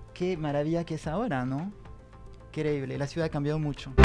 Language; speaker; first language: Spanish; non-native, fluent; French